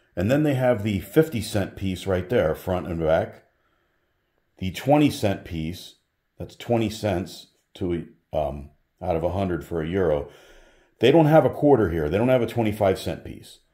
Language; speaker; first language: English; native; English